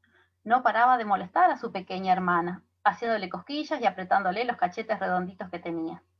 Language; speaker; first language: Spanish; native; Spanish